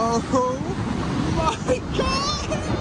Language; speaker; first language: English; native; English